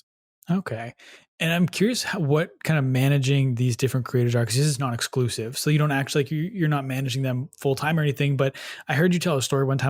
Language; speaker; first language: English; native; English